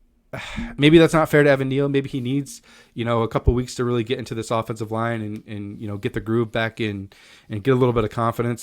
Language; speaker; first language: English; native; English